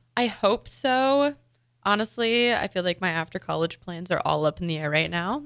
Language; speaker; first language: English; native; English